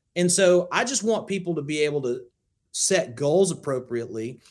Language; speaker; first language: English; native; English